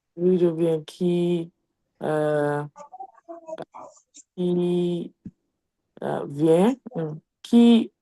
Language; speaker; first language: French; non-native, learner; English